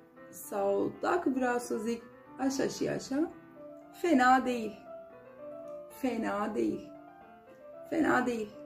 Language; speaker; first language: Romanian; non-native, fluent; Turkish